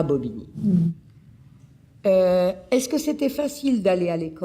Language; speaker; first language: French; native; French